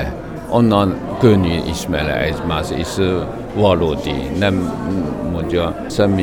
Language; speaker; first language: Hungarian; non-native, learner; Chinese